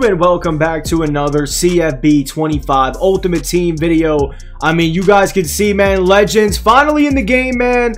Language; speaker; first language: English; native; English